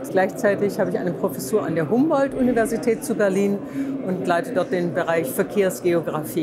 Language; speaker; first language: German; native; German